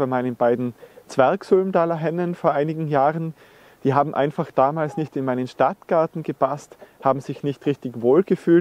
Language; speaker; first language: German; native; German